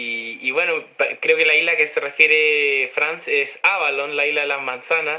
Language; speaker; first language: Spanish; native; Spanish